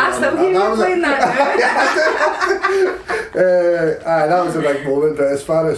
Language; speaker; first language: English; native; English